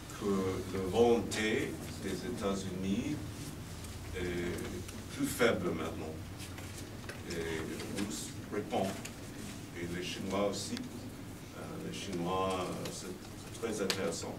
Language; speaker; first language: French; non-native, fluent; English